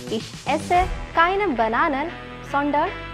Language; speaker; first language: German; non-native, fluent; Malayalam